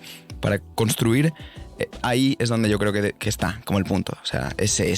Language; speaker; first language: Spanish; native; Spanish